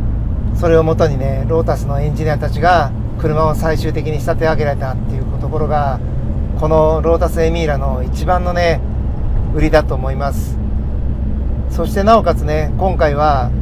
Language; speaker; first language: Japanese; native; Japanese